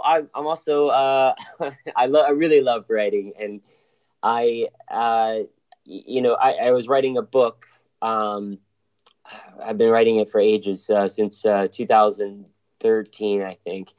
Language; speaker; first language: English; native; English